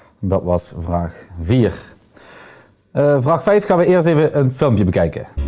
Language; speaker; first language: Dutch; native; Dutch